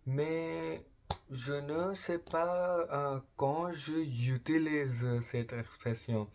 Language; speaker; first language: French; non-native, learner; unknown